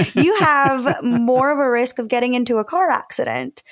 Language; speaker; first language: English; early bilingual, other home language; Spanish